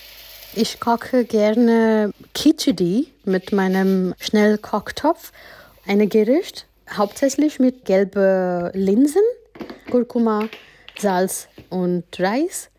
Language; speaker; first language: German; non-native, fluent; Gujarati